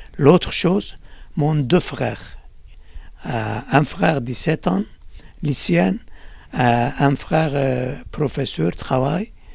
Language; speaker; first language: French; non-native, learner; Kurdish